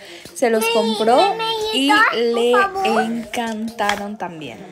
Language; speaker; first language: Spanish; native; Spanish